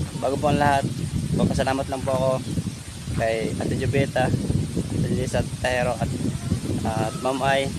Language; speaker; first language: Filipino; non-native, local second language; Waray